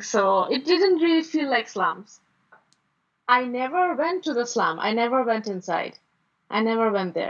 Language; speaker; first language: English; non-native, local second language; Bangla